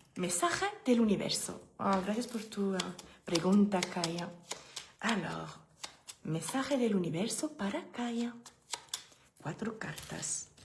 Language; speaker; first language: Spanish; non-native, learner; French